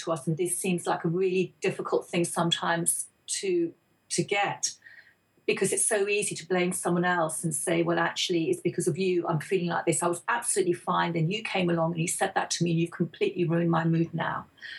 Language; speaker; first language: English; native; English